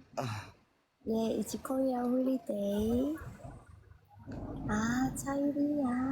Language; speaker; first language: English; non-native, learner; Korean